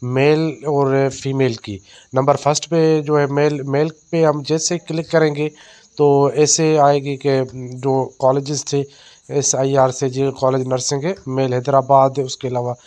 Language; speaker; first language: Urdu; non-native, local second language; Sindhi